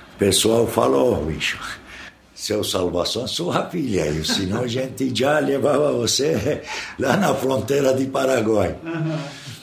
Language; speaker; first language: Portuguese; non-native, learner; Arabic